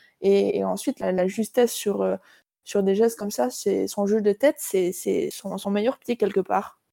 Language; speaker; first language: French; native; French